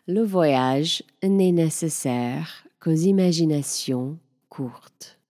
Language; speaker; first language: French; non-native, fluent; English